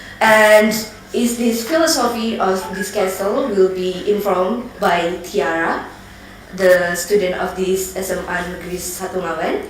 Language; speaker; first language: English; non-native, learner; Indonesian